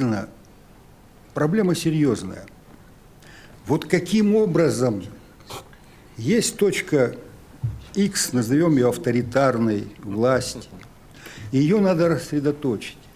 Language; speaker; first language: Russian; native; Russian